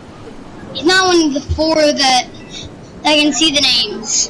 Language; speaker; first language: English; native; English